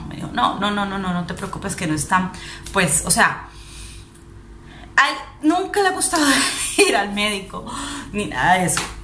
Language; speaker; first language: Spanish; native; Spanish